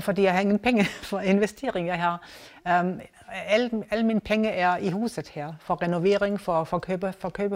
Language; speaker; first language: Danish; non-native, learner; German